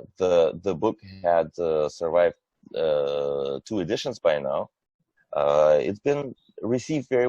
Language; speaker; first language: English; non-native, fluent; Russian